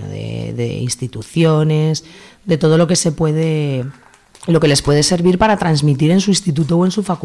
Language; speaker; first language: Spanish; native; Spanish